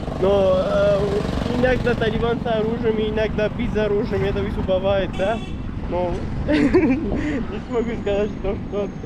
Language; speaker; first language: Russian; non-native, learner; Pashto